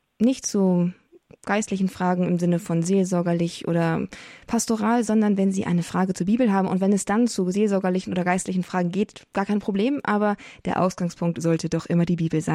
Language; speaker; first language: German; native; German